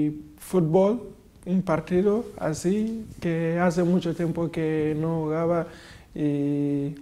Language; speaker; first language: Spanish; non-native, fluent; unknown